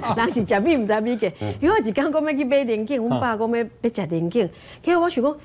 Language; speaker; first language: Chinese; native; Chinese